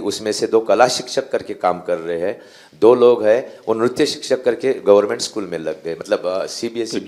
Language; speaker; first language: Hindi; non-native, local second language; Marathi